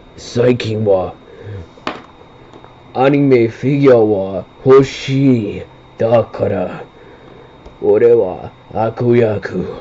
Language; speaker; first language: Japanese; non-native, learner; English